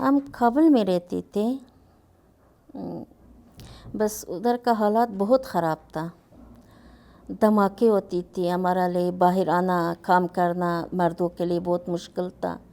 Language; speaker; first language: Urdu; non-native, learner; Uyghur